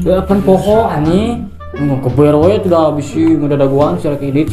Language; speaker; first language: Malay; non-native, local second language; Sundanese